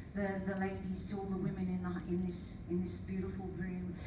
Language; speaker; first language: English; native; English